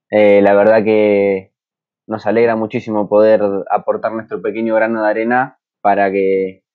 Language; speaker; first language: Spanish; native; Spanish